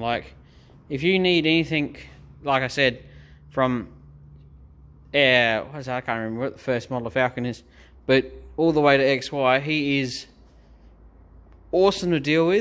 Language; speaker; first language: English; native; English